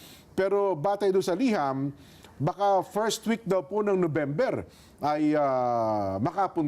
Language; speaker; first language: Filipino; native; Filipino